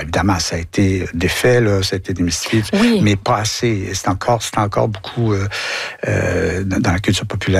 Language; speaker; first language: French; native; French